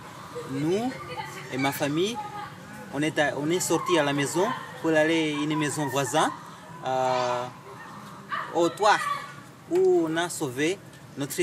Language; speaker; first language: French; non-native, fluent; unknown